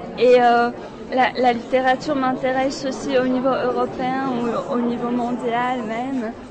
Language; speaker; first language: French; non-native, fluent; Czech